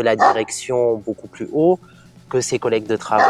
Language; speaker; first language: French; native; French